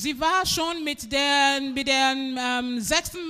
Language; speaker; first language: German; non-native, fluent; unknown